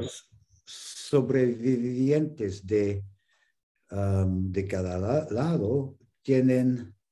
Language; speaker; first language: Spanish; non-native, fluent; English